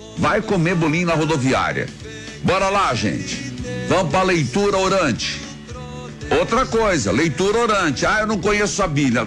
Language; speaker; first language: Portuguese; native; Portuguese